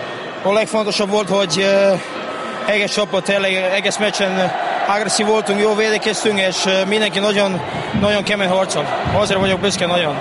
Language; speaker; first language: Hungarian; non-native, learner; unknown